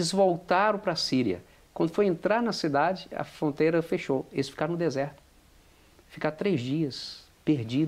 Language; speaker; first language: Portuguese; native; Portuguese